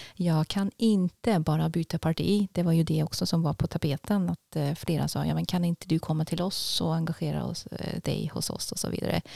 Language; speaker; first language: Swedish; non-native, fluent; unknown